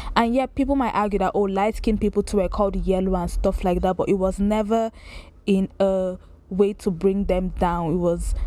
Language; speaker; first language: English; non-native, local second language; Yoruba